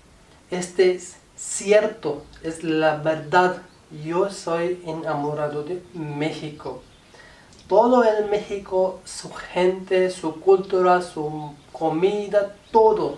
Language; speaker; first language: Spanish; non-native, learner; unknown